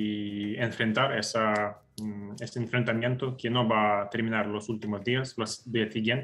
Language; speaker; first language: Spanish; non-native, fluent; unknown